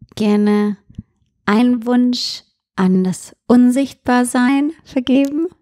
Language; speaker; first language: German; native; German